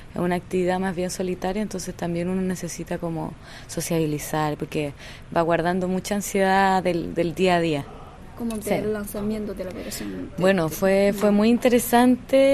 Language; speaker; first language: Spanish; native; Spanish